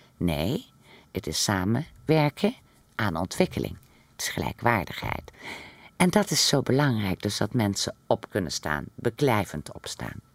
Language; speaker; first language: Dutch; native; Dutch